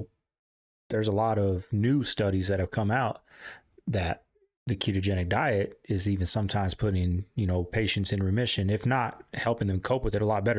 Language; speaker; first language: English; native; English